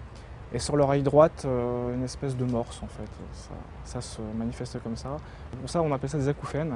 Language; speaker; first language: French; native; French